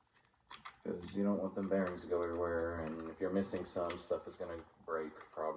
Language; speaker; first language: English; native; English